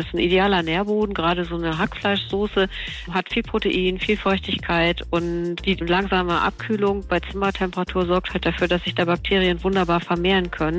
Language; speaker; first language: German; native; German